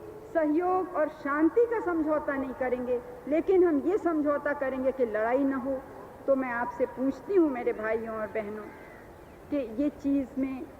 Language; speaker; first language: Hindi; native; Hindi